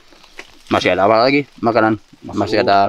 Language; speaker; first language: Indonesian; non-native, fluent; English